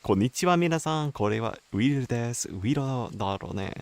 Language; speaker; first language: Japanese; non-native, learner; English